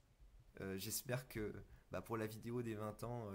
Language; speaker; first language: French; native; French